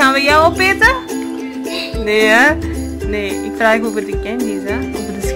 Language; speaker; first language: Dutch; non-native, fluent; Urdu